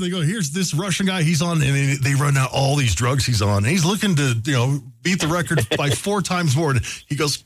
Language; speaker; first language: English; native; English